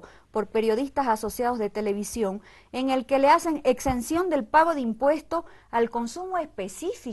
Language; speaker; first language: Spanish; native; Spanish